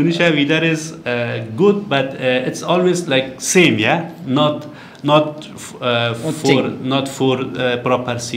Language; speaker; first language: English; non-native, learner; Persian